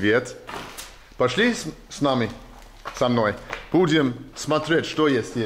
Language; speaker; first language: Russian; non-native, learner; English